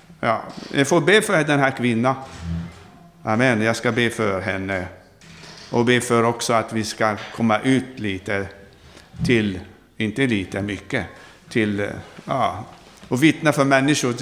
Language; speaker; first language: Swedish; non-native, fluent; Arabic